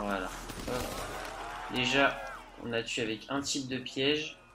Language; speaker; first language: French; native; French